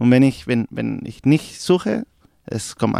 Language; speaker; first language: German; non-native, learner; Spanish